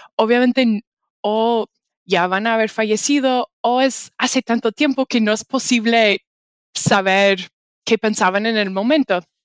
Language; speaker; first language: Spanish; non-native, fluent; English